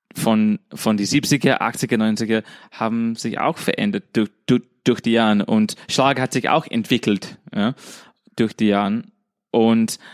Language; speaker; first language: German; non-native, fluent; English